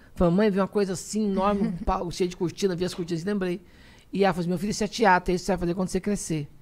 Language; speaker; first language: Portuguese; native; Portuguese